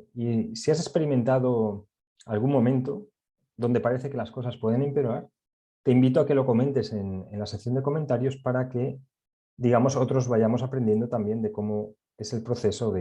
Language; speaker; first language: Spanish; native; Spanish